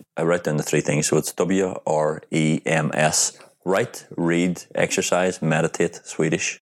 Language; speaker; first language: English; native; English